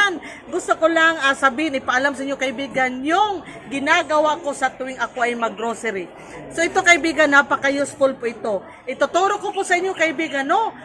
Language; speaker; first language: Filipino; non-native, local second language; Cebuano